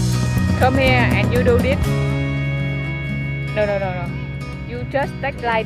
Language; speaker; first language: English; non-native, learner; Vietnamese